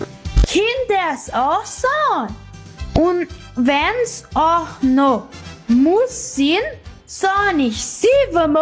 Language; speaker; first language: German; early bilingual, heritage; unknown